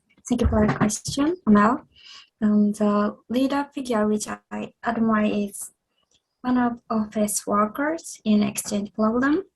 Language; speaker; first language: English; non-native, fluent; Japanese